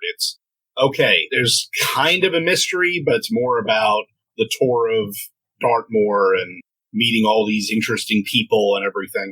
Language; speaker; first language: English; native; English